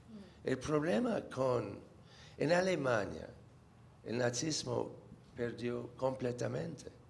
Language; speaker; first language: Spanish; non-native, fluent; English